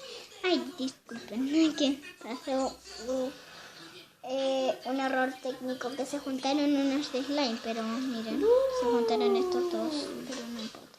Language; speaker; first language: Spanish; native; Spanish